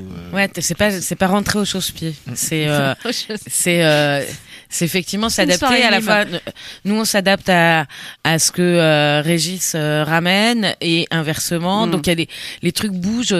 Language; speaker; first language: French; native; French